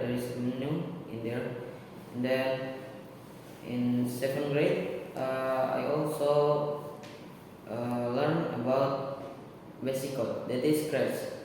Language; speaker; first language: English; non-native, learner; Indonesian